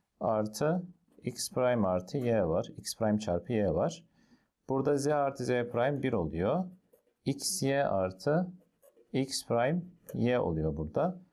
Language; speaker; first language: Turkish; native; Turkish